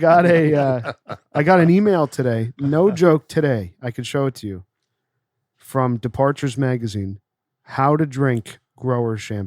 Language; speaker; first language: English; native; English